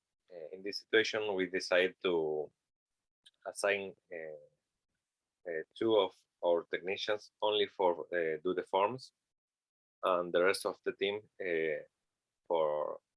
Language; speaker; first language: English; non-native, learner; Spanish